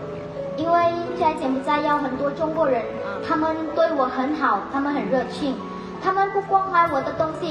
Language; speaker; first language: Chinese; non-native, learner; Khmer